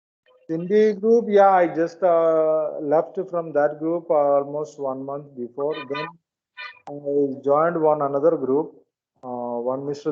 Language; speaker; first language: English; non-native, learner; Malayalam